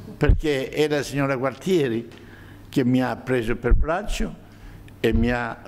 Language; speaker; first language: Italian; native; Italian